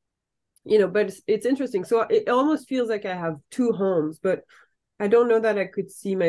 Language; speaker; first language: English; non-native, fluent; French